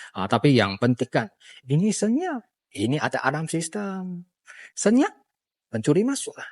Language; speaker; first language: Malay; non-native, local second language; Chinese